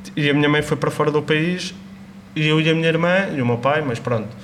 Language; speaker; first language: Portuguese; native; Portuguese